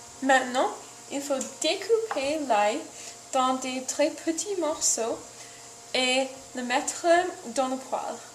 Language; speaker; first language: French; non-native, learner; English